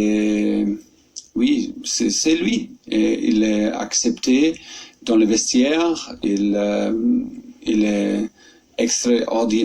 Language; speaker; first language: French; non-native, fluent; German